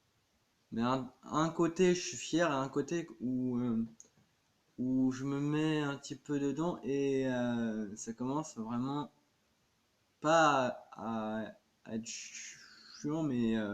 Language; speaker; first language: French; native; French